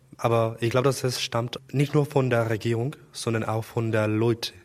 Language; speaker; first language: German; non-native, learner; Spanish